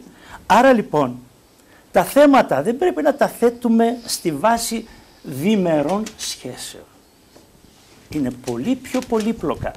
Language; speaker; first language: Greek; native; Greek